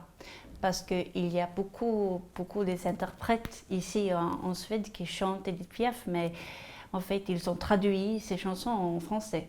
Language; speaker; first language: French; non-native, fluent; Swedish